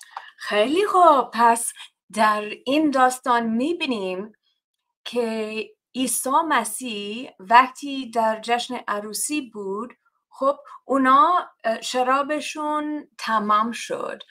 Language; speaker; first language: Persian; non-native, fluent; English